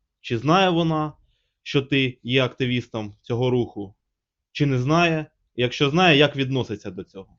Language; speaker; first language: Ukrainian; native; Ukrainian